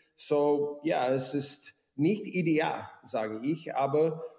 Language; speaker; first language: German; non-native, fluent; English